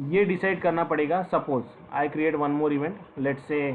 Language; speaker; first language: Hindi; non-native, local second language; Marathi